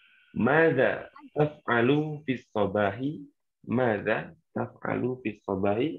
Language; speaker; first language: Arabic; non-native, fluent; Indonesian